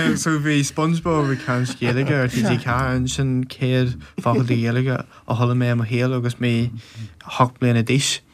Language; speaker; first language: Irish; non-native, local second language; English